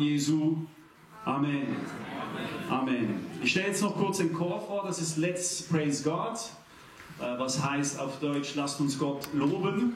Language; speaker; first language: German; native; German